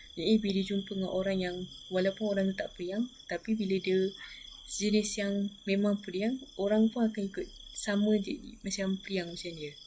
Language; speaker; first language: Malay; native; Malay